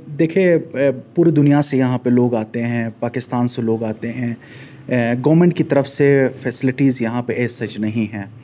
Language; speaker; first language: Urdu; non-native, local second language; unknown